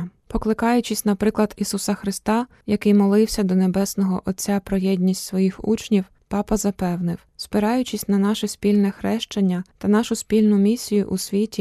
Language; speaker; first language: Ukrainian; native; Ukrainian